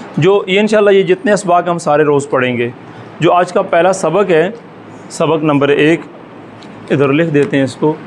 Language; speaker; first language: Urdu; native; Urdu